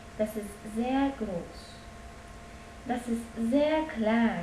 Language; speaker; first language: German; non-native, learner; Polish